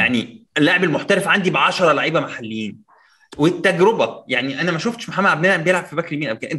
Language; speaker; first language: Arabic; native; Arabic